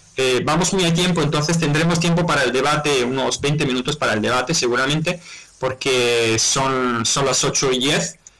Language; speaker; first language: Spanish; non-native, fluent; Italian